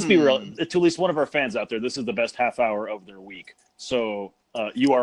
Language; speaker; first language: English; native; English